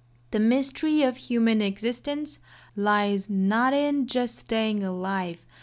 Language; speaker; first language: English; non-native, fluent; Chinese